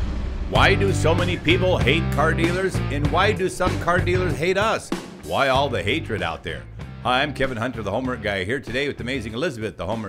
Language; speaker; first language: English; native; English